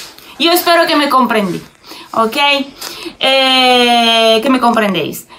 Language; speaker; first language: Spanish; non-native, learner; Italian